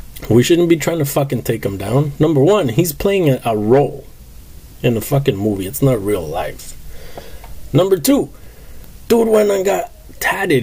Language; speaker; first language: English; early bilingual, other home language; Spanish